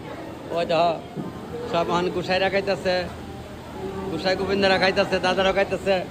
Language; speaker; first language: Hindi; non-native, local second language; Bangla